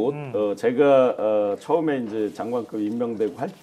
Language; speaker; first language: Korean; native; Korean